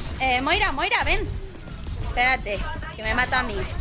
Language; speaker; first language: Spanish; native; Spanish